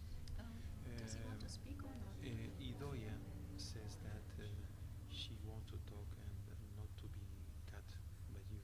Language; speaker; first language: English; non-native, fluent; Spanish